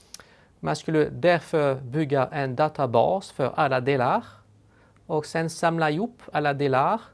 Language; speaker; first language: Swedish; non-native, fluent; French